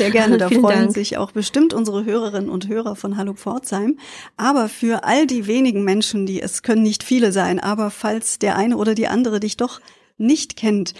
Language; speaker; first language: German; native; German